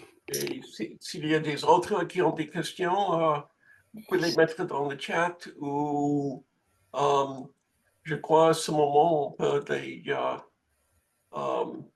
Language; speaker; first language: French; non-native, fluent; English